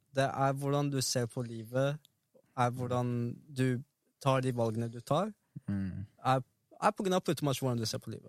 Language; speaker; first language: Norwegian; early bilingual, other home language; Arabic